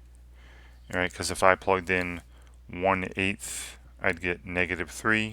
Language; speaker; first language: English; native; English